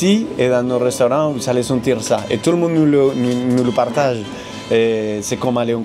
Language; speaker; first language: French; non-native, fluent; Spanish